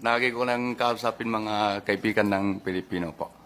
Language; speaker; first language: Filipino; non-native, learner; Chinese